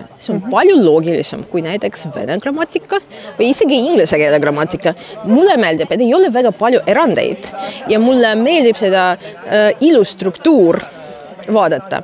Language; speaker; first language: Estonian; non-native, fluent; Russian